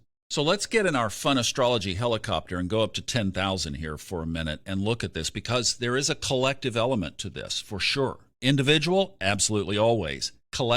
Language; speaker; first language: English; native; English